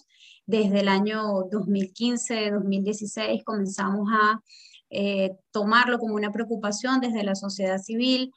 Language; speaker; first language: Spanish; native; Spanish